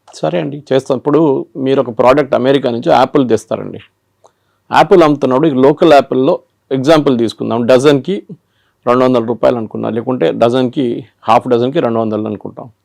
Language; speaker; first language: Telugu; non-native, local second language; Malayalam